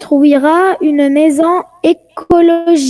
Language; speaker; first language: French; non-native, learner; Arabic